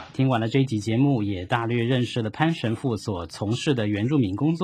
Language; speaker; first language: Chinese; native; Chinese